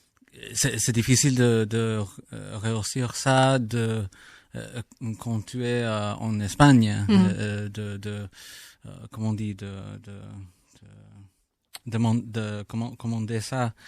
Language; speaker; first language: French; non-native, learner; English